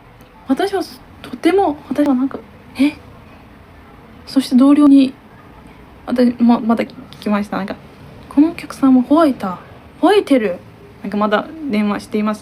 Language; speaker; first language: Japanese; non-native, learner; Turkish